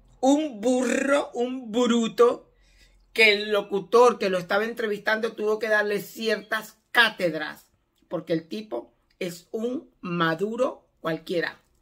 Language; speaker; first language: Spanish; native; Spanish